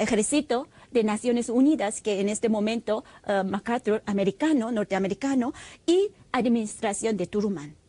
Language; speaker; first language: Spanish; non-native, fluent; Korean